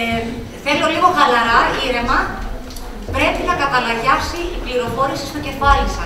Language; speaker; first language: Greek; native; Greek